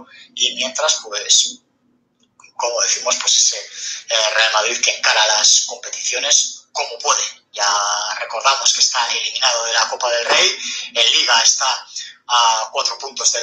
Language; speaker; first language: Spanish; native; Spanish